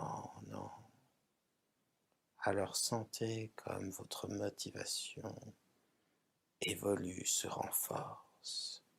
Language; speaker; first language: French; native; French